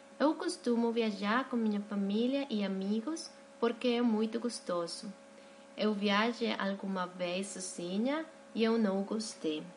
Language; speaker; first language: Portuguese; non-native, learner; Spanish